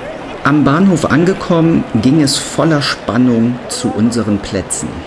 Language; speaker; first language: German; native; German